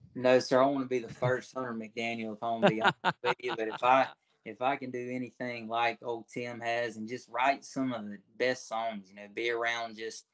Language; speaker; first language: English; native; English